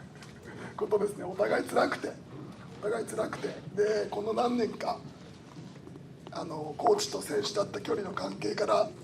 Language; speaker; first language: Japanese; native; Japanese